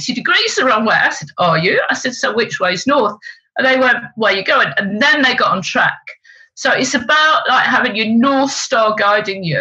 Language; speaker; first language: English; native; English